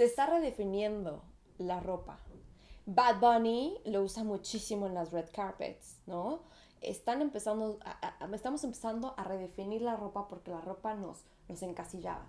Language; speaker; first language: Spanish; native; Spanish